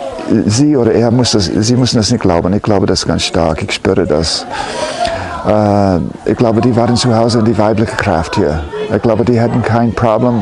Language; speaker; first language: German; non-native, fluent; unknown